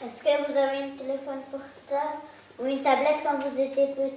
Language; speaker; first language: French; native; French